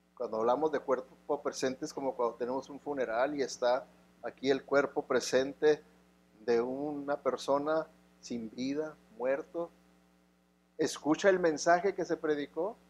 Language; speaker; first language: Spanish; native; Spanish